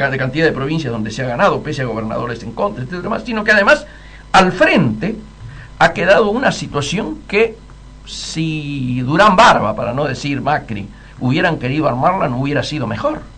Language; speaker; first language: Spanish; native; Spanish